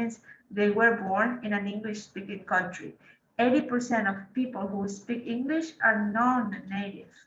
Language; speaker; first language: English; non-native, fluent; Spanish